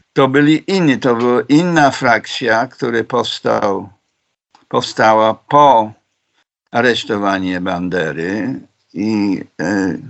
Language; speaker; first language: Polish; non-native, fluent; English